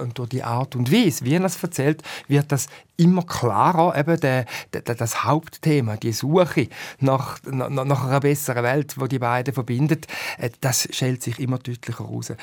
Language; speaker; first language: German; native; German